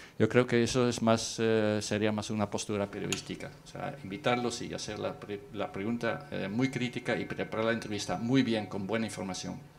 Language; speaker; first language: Spanish; non-native, fluent; Dutch